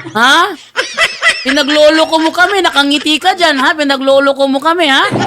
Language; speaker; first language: Filipino; native; Filipino